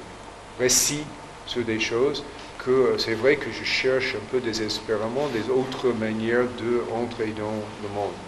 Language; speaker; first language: French; non-native, fluent; English